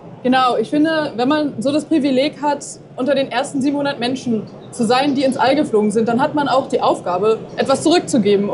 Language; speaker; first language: German; native; German